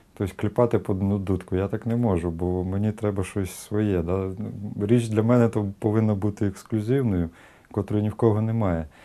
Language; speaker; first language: Ukrainian; native; Ukrainian